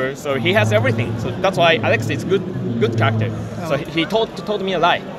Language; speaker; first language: English; non-native, fluent; Japanese